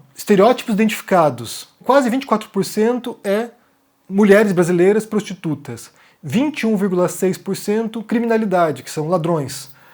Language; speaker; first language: Portuguese; native; Portuguese